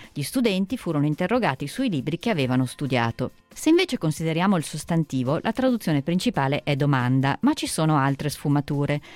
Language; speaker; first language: Italian; native; Italian